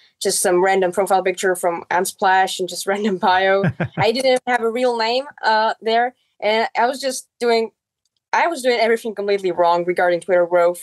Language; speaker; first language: English; non-native, fluent; Czech